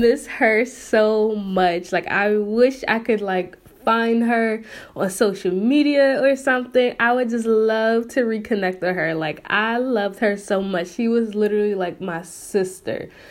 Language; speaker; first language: English; native; English